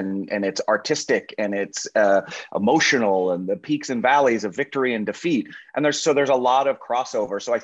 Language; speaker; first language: English; native; English